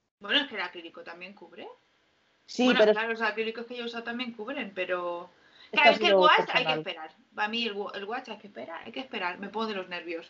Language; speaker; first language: Spanish; native; Spanish